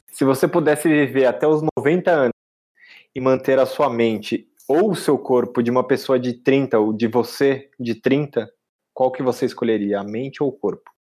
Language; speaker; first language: Portuguese; native; Portuguese